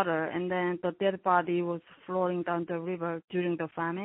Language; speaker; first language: English; non-native, fluent; Korean